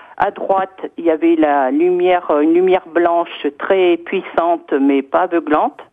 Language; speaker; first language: French; native; French